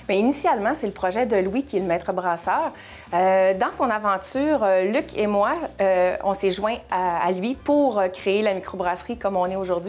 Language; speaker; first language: French; native; French